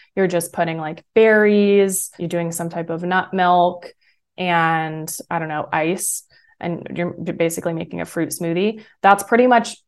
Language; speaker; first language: English; native; English